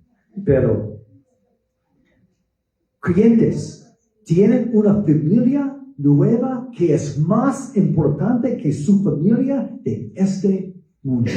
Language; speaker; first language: Spanish; non-native, fluent; English